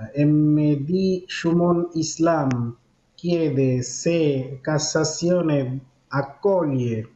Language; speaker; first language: Italian; non-native, fluent; Bangla